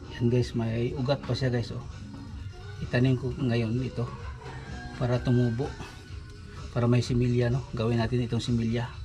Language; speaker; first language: Filipino; non-native, local second language; Cebuano